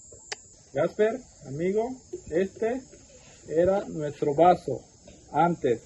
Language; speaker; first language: Spanish; native; Spanish